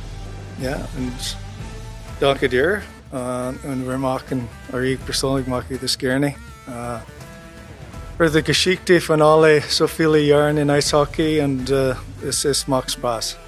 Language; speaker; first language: German; non-native, learner; English